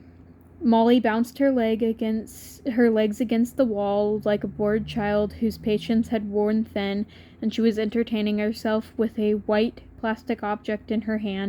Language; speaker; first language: English; native; English